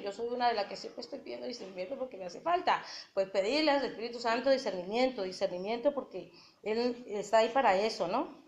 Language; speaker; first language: Spanish; native; Spanish